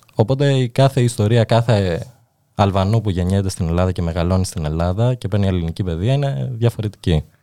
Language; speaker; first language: Greek; early bilingual, other home language; Albanian